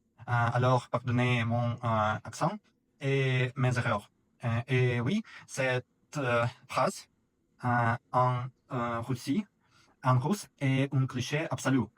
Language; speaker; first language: French; non-native, learner; Russian